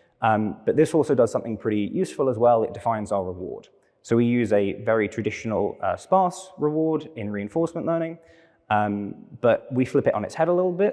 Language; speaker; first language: English; native; English